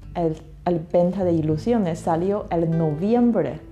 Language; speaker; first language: Spanish; non-native, fluent; Chinese